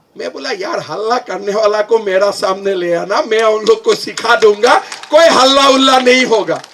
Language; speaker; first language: Hindi; non-native, local second language; Assamese